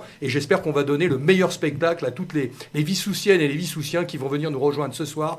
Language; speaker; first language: French; native; French